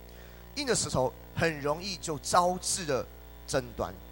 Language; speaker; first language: Chinese; native; Chinese